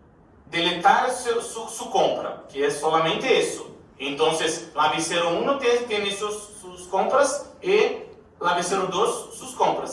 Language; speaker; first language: Spanish; non-native, learner; Portuguese